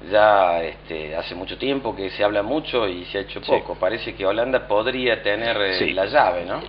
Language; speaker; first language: Spanish; native; Spanish